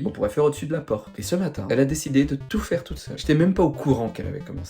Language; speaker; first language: French; native; French